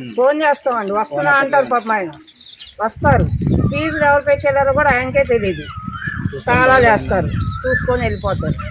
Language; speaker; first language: Telugu; native; Telugu